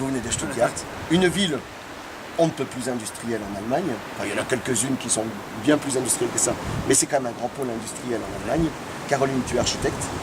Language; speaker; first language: French; native; French